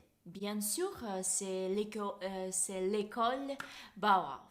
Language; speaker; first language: French; non-native, fluent; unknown